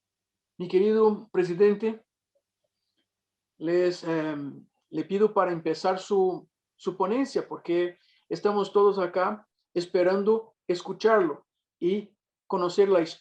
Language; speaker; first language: Spanish; non-native, fluent; Portuguese